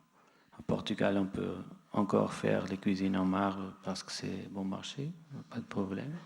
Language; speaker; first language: French; non-native, fluent; Portuguese